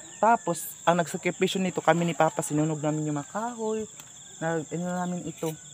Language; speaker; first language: Filipino; non-native, local second language; Cebuano